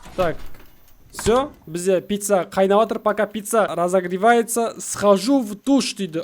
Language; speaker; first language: Russian; non-native, local second language; Kazakh